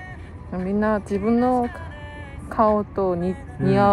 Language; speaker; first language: Japanese; non-native, fluent; Korean